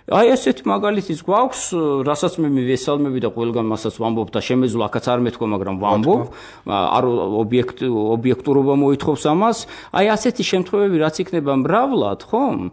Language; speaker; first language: Georgian; non-native, local second language; Azerbaijani